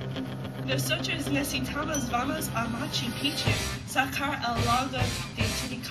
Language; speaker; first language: Spanish; non-native, learner; English